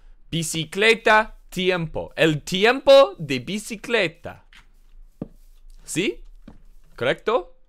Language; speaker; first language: Spanish; non-native, learner; English